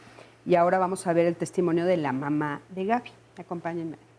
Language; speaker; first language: Spanish; native; Spanish